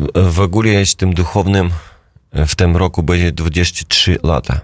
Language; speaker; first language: Polish; non-native, learner; Russian